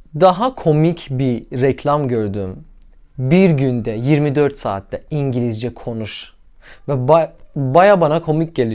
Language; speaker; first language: Turkish; non-native, learner; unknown